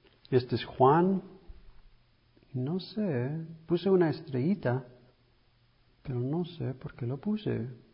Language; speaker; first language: Spanish; non-native, fluent; English